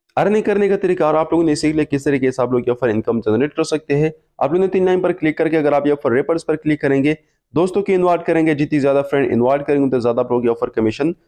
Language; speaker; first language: Urdu; non-native, local second language; Pashto